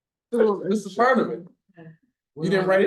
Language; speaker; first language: English; native; English